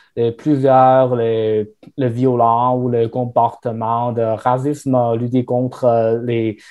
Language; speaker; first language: French; non-native, fluent; Chinese